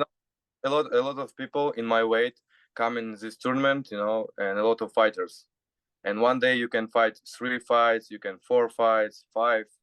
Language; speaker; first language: English; non-native, learner; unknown